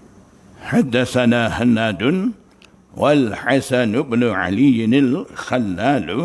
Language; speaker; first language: Arabic; non-native, fluent; Malay